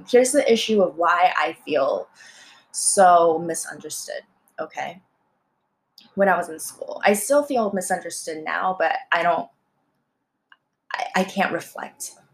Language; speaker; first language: English; early bilingual, other home language; Korean